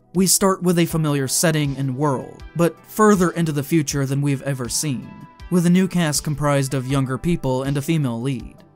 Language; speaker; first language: English; native; English